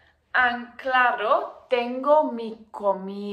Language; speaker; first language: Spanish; non-native, fluent; English